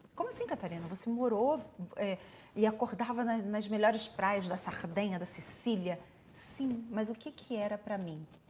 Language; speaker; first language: Portuguese; native; Portuguese